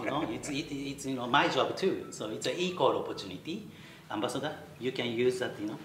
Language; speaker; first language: English; non-native, fluent; Japanese